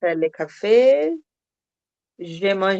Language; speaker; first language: French; non-native, learner; Portuguese